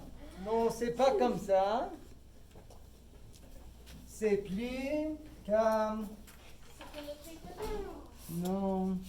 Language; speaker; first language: French; non-native, fluent; English